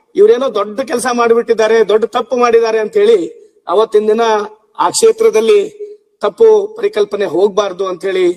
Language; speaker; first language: Kannada; non-native, local second language; Lambadi